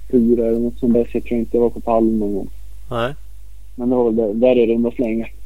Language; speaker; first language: Swedish; native; Swedish